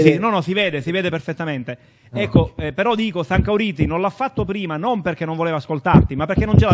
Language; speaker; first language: Italian; native; Italian